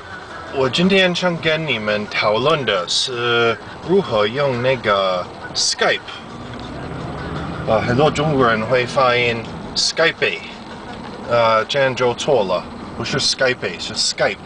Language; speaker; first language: Chinese; non-native, fluent; English